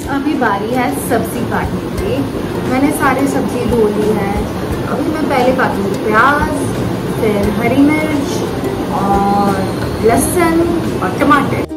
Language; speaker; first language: Hindi; non-native, local second language; Bangla